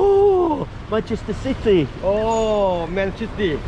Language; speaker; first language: Thai; non-native, learner; English